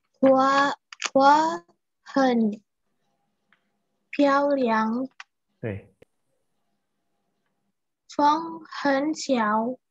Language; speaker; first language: Chinese; non-native, learner; Indonesian